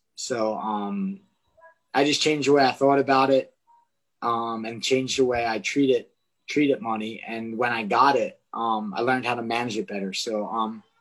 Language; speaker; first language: English; native; English